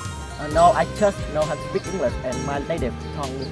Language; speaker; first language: English; non-native, learner; Vietnamese